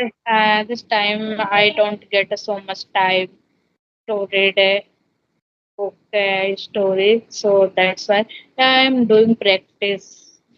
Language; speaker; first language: English; non-native, learner; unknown